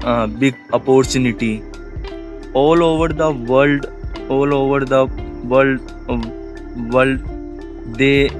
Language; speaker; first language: English; non-native, learner; Hindi